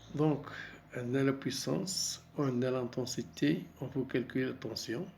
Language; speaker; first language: French; non-native, local second language; Arabic